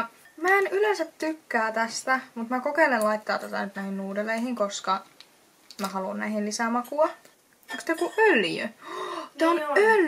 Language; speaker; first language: Finnish; native; Finnish